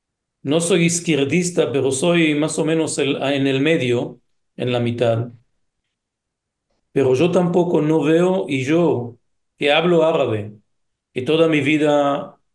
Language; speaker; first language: Spanish; non-native, fluent; Hebrew